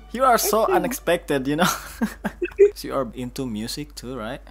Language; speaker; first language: English; non-native, fluent; Indonesian